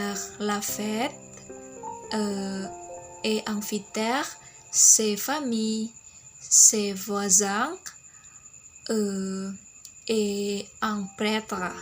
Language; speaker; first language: French; non-native, learner; Indonesian